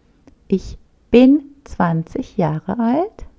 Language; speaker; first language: German; non-native, fluent; Turkish